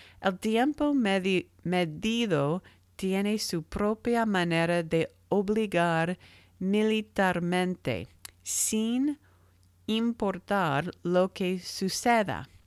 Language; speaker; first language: Spanish; non-native, learner; English